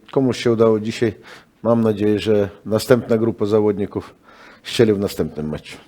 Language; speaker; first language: Polish; non-native, fluent; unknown